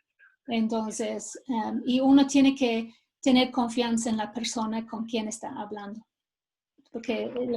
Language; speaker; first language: Spanish; non-native, fluent; English